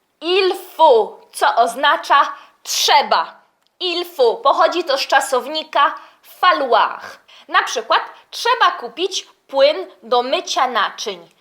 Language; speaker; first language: Polish; early bilingual, heritage; Polish